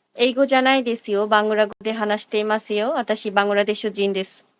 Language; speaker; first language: Japanese; non-native, learner; Bangla